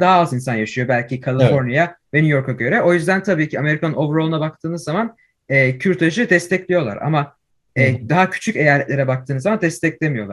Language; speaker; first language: Turkish; early bilingual, heritage; Turkish